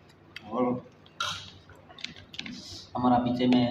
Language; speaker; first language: Hindi; non-native, local second language; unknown